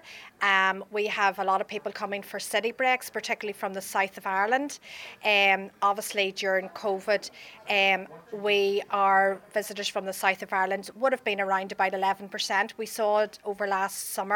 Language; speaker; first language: English; native; English